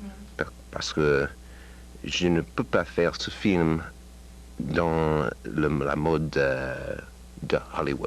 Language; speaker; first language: French; non-native, learner; English